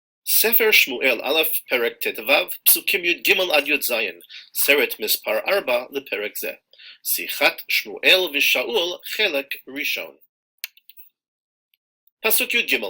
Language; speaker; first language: Hebrew; non-native, fluent; English